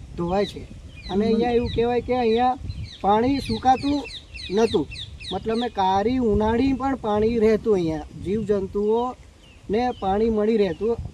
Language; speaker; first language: Gujarati; non-native, local second language; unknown